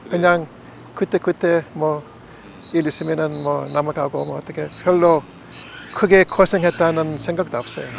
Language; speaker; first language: Korean; non-native, fluent; English